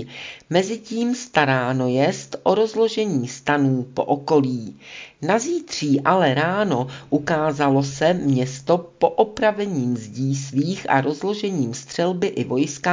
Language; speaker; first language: Czech; native; Czech